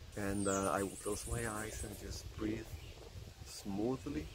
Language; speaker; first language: English; non-native, fluent; Spanish